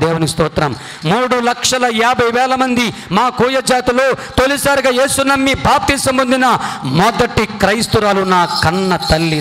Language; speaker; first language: Telugu; non-native, local second language; Koya